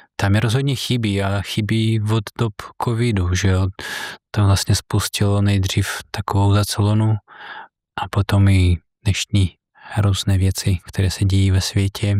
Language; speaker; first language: Czech; non-native, fluent; Russian